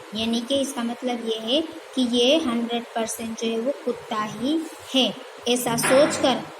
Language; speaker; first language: Hindi; non-native, local second language; Gujarati